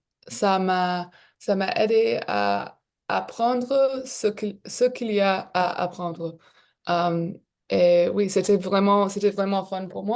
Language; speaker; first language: French; non-native, local second language; English